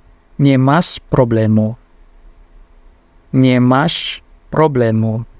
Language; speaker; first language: Polish; non-native, fluent; Indonesian